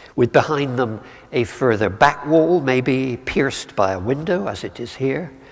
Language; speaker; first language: English; native; English